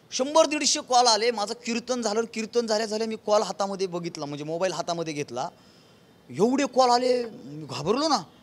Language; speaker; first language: Marathi; native; Marathi